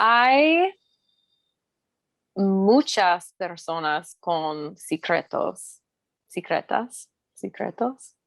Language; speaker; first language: Spanish; non-native, learner; English